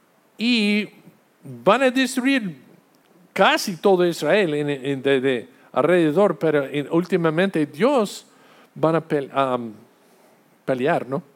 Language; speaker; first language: Spanish; non-native, fluent; English